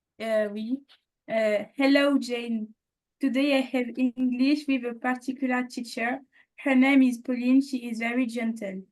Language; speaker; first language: English; non-native, learner; French